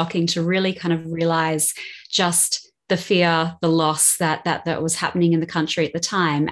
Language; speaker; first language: English; native; English